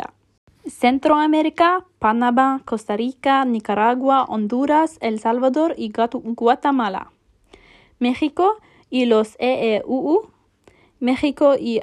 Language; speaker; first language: Spanish; non-native, fluent; Norwegian